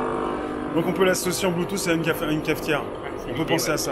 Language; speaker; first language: French; native; French